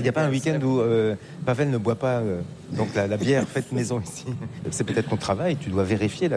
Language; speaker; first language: French; native; French